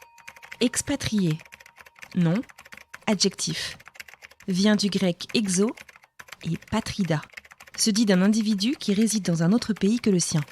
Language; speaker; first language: French; native; French